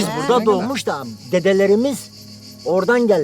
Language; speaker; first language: Turkish; native; Turkish